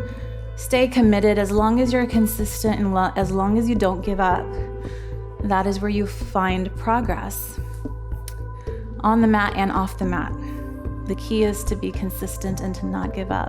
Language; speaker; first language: English; native; English